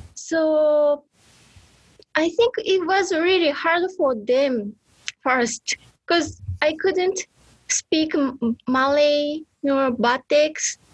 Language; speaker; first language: English; non-native, learner; Japanese